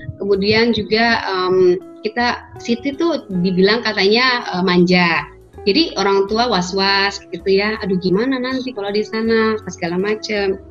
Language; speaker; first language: Indonesian; native; Indonesian